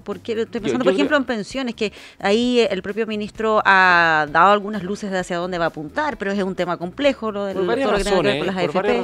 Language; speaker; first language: Spanish; native; Spanish